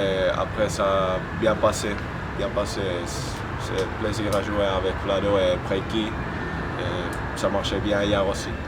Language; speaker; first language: French; non-native, fluent; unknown